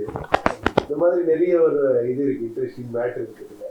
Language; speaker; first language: Tamil; non-native, learner; Kannada